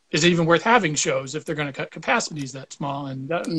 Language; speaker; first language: English; native; English